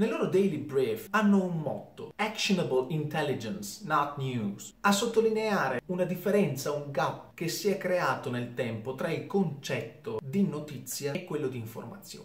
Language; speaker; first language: Italian; native; Italian